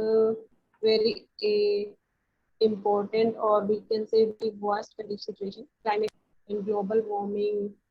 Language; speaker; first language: English; non-native, learner; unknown